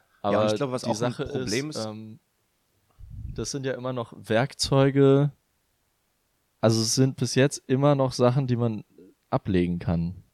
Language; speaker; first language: German; native; German